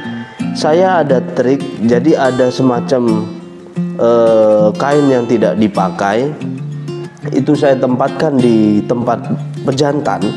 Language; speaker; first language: Indonesian; non-native, local second language; Javanese